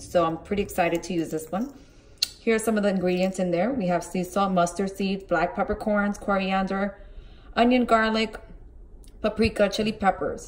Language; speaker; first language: English; early bilingual, other home language; Spanish